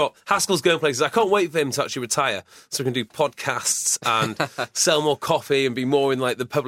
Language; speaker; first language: English; native; English